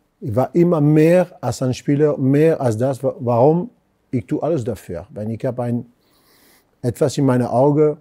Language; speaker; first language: German; non-native, fluent; French